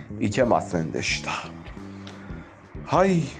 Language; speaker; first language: Japanese; non-native, fluent; Persian